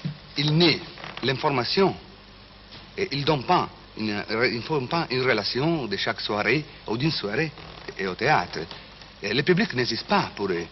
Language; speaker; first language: French; non-native, fluent; Italian